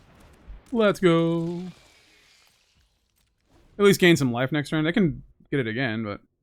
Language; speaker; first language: English; native; English